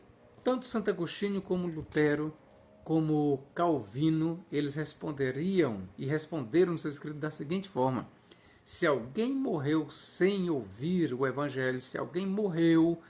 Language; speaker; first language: Portuguese; native; Portuguese